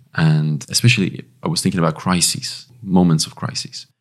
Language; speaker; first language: English; non-native, fluent; Persian